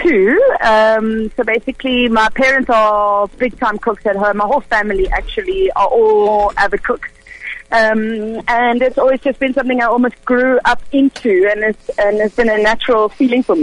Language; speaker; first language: English; early bilingual, other home language; Hebrew